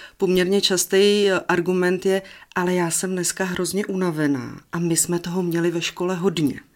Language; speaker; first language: Czech; native; Czech